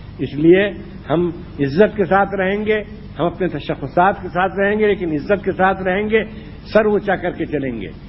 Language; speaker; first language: Urdu; native; Urdu